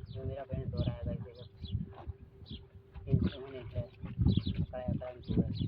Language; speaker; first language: Hindi; non-native, local second language; Gujarati